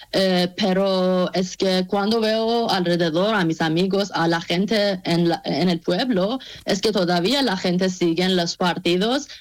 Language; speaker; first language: Spanish; non-native, fluent; Persian